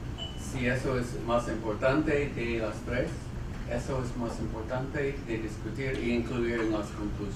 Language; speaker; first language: Spanish; non-native, fluent; English